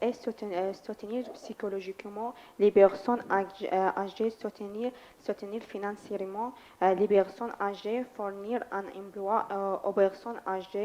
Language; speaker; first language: French; non-native, learner; Arabic